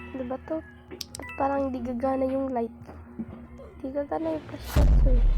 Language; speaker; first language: Filipino; non-native, local second language; Cebuano